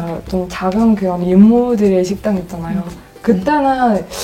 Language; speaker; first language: Korean; non-native, fluent; Mongolian